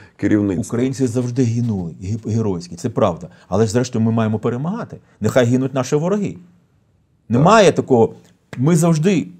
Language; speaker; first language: Ukrainian; native; Ukrainian